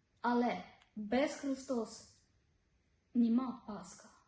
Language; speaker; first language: Ukrainian; non-native, learner; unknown